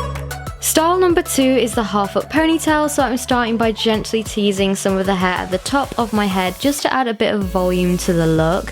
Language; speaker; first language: English; native; English